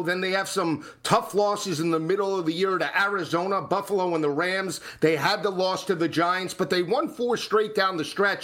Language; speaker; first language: English; native; English